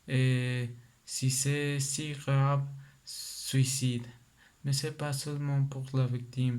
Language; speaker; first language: French; non-native, learner; Spanish